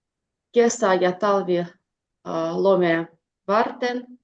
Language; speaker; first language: Finnish; non-native, fluent; Russian